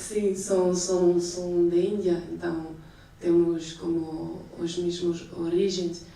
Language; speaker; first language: Portuguese; non-native, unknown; French